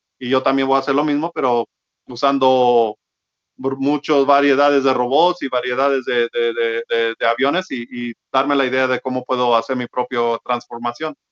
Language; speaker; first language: Spanish; early bilingual, heritage; Spanish